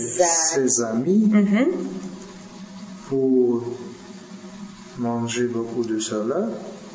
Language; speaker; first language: French; non-native, learner; Russian